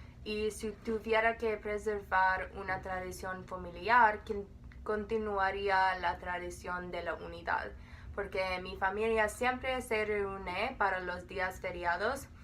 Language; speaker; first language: Spanish; non-native, learner; English